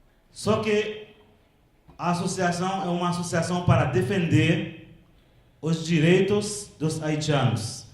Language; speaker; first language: Portuguese; non-native, local second language; Haitian Creole